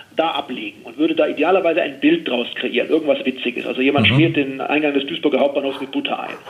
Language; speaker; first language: German; native; German